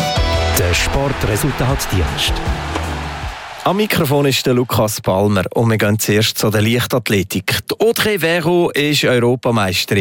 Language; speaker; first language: German; native; German